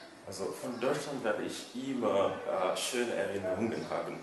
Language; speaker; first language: German; non-native, fluent; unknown